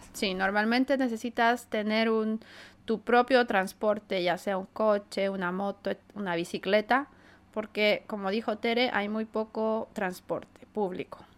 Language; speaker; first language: Spanish; native; Spanish